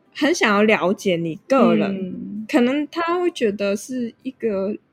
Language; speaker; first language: Chinese; non-native, local second language; Cantonese